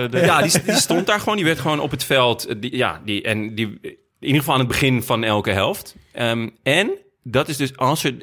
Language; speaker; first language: Dutch; native; Dutch